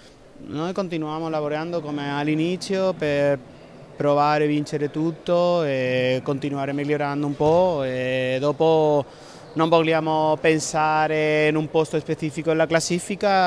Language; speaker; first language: Italian; non-native, learner; Spanish